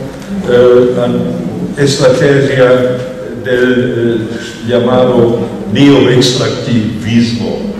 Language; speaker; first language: Portuguese; non-native, fluent; German